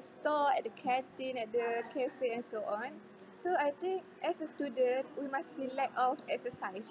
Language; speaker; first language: English; non-native, local second language; Malay